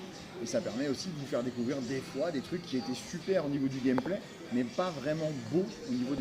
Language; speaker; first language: French; native; French